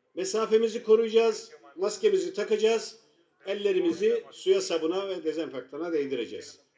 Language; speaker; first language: Turkish; native; Turkish